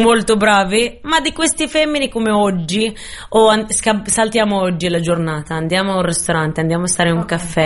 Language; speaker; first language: Italian; non-native, fluent; Arabic